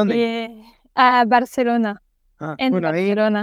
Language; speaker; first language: Spanish; non-native, learner; French